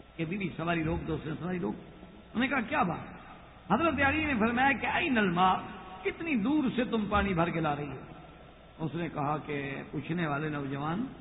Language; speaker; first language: Urdu; native; Urdu